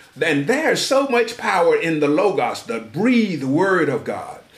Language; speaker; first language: English; native; English